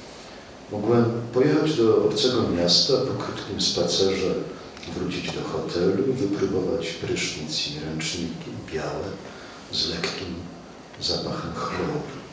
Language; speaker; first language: Polish; native; Polish